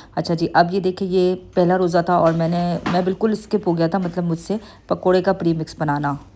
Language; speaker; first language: Urdu; native; Urdu